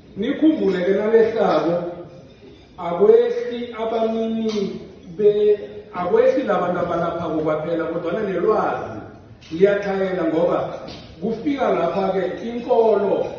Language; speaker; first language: Zulu; non-native, local second language; South Ndebele